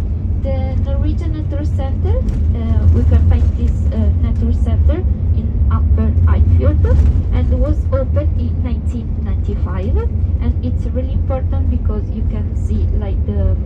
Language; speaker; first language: English; non-native, fluent; Spanish